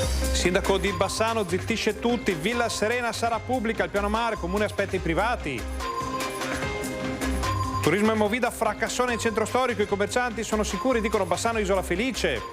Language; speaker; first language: Italian; native; Italian